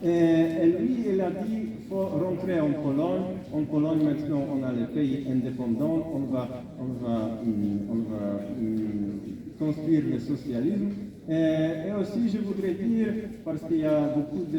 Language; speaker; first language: French; non-native, fluent; Polish